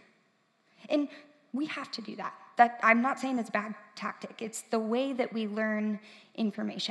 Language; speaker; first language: English; native; English